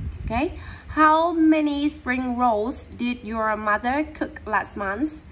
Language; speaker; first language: English; non-native, fluent; Vietnamese